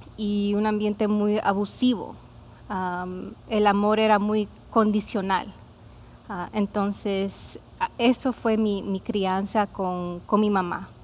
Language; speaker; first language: Spanish; early bilingual, heritage; Spanish